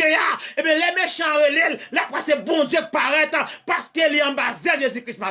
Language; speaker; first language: French; non-native, learner; Haitian Creole